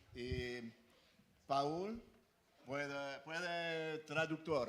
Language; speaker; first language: Spanish; non-native, learner; English